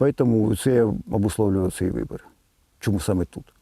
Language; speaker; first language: Ukrainian; native; Ukrainian